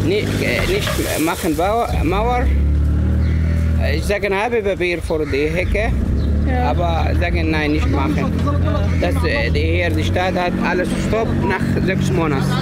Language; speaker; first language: German; non-native, learner; Arabic